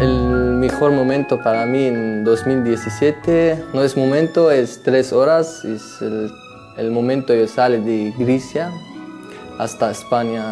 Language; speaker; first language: Spanish; non-native, learner; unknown